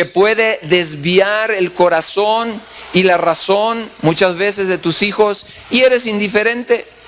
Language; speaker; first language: Spanish; native; Spanish